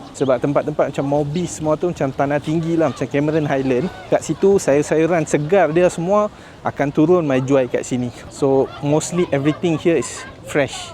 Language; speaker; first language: Malay; native; Malay